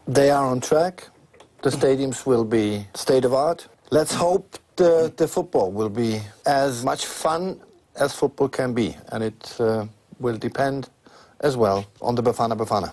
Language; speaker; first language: English; non-native, fluent; German